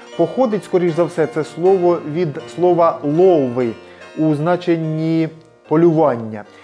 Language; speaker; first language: Ukrainian; native; Ukrainian